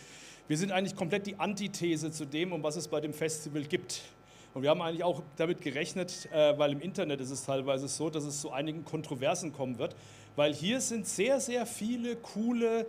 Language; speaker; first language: German; native; German